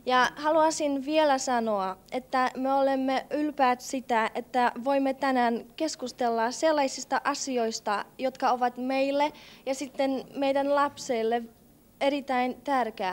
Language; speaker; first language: Finnish; non-native, fluent; Polish